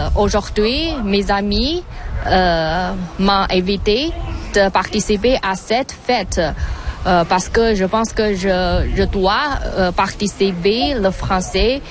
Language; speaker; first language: French; non-native, learner; Chinese